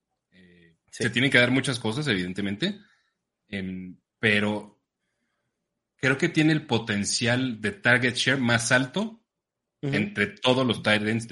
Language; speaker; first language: Spanish; native; Spanish